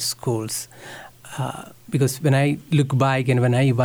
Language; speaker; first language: English; non-native, local second language; Malayalam